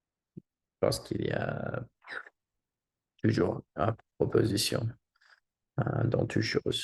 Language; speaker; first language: French; non-native, learner; English